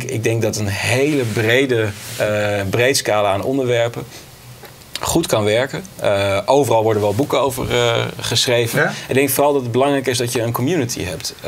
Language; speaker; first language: Dutch; native; Dutch